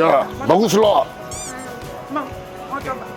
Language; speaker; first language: Indonesian; non-native, learner; Korean